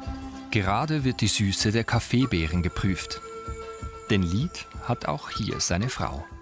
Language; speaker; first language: German; native; German